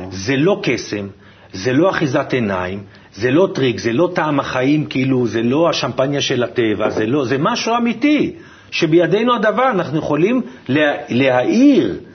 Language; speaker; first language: Hebrew; native; Hebrew